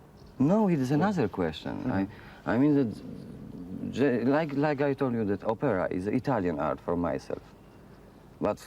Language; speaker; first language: English; non-native, fluent; Polish